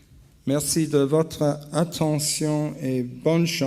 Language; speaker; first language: French; non-native, learner; English